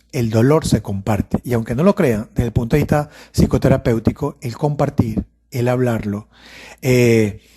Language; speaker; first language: Spanish; native; Spanish